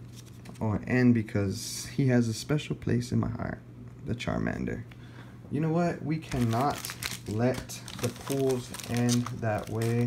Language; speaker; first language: English; native; English